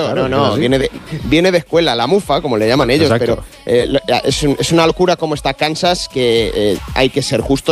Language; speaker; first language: Spanish; native; Spanish